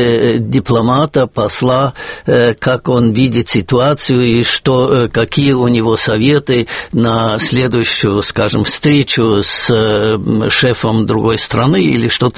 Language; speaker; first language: Russian; non-native, fluent; German